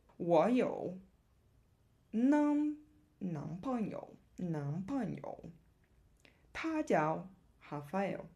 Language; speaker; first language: Chinese; non-native, learner; Portuguese